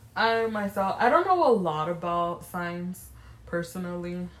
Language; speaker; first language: English; early bilingual, other home language; Spanish